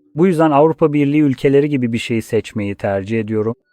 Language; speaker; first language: Turkish; non-native, fluent; Polish